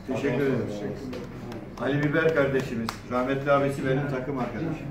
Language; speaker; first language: Turkish; native; Turkish